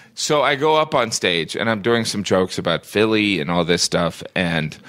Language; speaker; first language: English; native; English